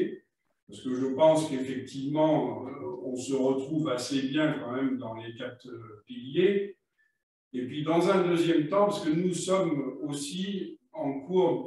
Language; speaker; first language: French; native; French